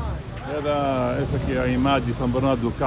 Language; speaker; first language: Portuguese; non-native, local second language; Arabic